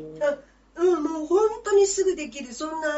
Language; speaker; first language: Japanese; native; Japanese